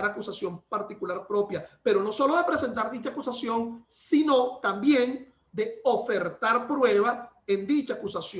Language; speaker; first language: Spanish; native; Spanish